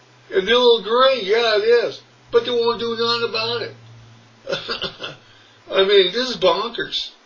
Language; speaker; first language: English; native; English